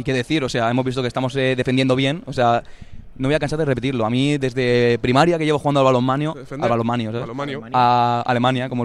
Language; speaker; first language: Spanish; native; Spanish